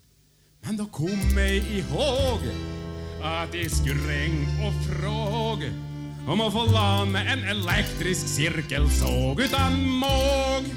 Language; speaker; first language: Swedish; native; Swedish